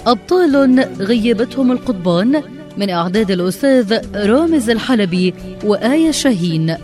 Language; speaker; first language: Arabic; native; Arabic